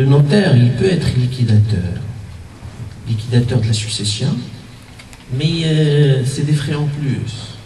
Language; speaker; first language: French; non-native, local second language; Arabic